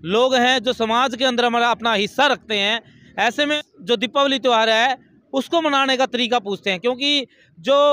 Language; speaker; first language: Hindi; native; Hindi